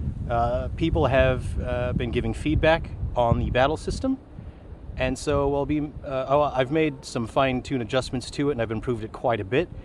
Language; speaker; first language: English; native; English